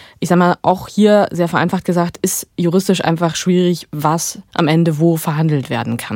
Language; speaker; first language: German; native; German